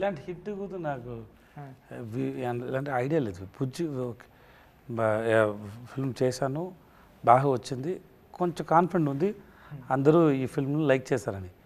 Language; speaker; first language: Telugu; non-native, learner; Tamil